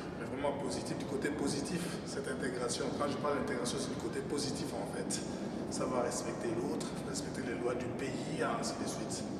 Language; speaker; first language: French; non-native, local second language; Lingala